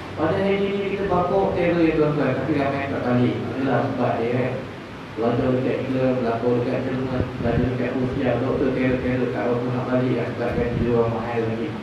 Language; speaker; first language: Malay; native; Malay